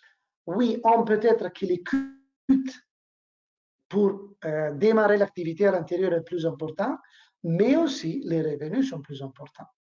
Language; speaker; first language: French; non-native, learner; Italian